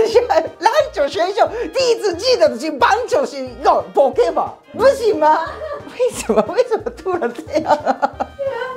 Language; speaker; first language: Chinese; non-native, learner; Japanese